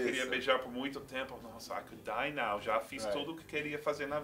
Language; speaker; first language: Portuguese; non-native, fluent; English